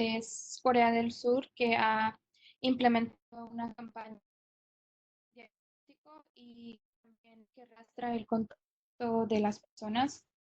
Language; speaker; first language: Spanish; non-native, fluent; English